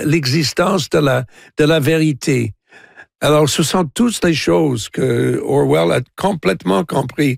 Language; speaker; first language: French; non-native, local second language; English